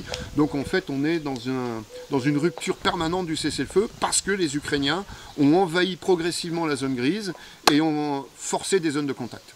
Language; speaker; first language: French; native; French